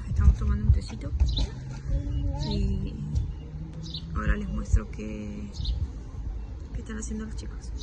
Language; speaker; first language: Spanish; native; Spanish